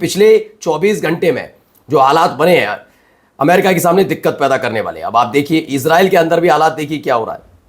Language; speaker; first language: Hindi; native; Hindi